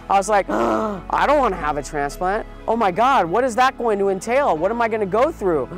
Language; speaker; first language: English; native; English